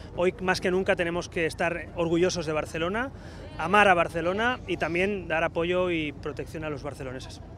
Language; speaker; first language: Spanish; native; Spanish